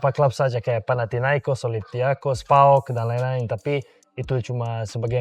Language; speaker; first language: Indonesian; non-native, fluent; Serbian